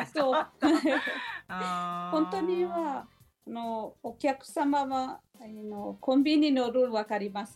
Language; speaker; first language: Japanese; non-native, learner; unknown